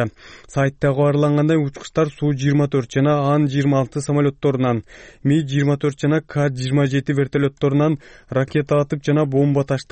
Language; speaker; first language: Kyrgyz; native; Kyrgyz